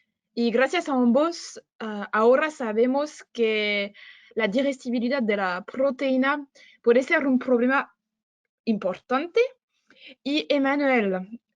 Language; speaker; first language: Spanish; non-native, fluent; French